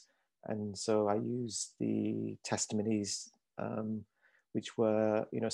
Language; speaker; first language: English; native; English